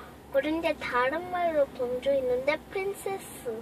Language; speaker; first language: Korean; early bilingual, other home language; English